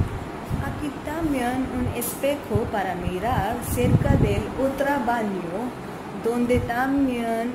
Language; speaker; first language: Spanish; non-native, learner; Hindi